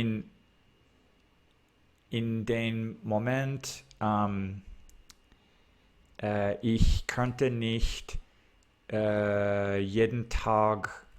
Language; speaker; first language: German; non-native, learner; English